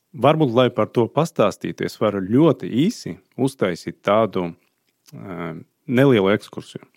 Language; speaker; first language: Latvian; non-native, fluent; Azerbaijani